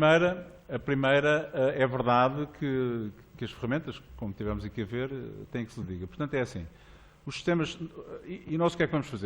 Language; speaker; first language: Portuguese; native; Portuguese